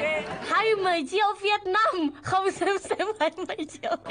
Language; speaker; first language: Vietnamese; non-native, learner; Indonesian